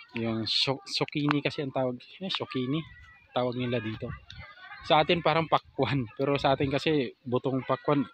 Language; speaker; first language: Filipino; non-native, local second language; Cebuano